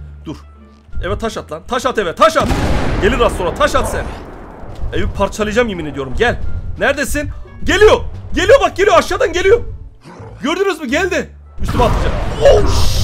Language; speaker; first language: Turkish; native; Turkish